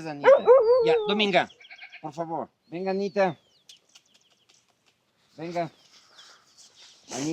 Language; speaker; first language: Spanish; native; Spanish